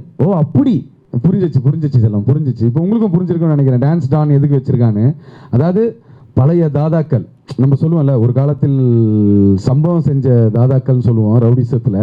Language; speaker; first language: Tamil; native; Tamil